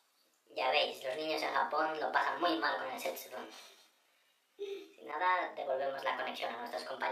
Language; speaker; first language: Spanish; native; Spanish